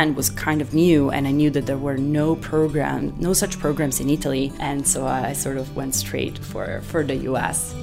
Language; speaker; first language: English; non-native, fluent; Italian